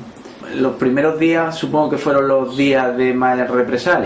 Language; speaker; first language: Spanish; native; Spanish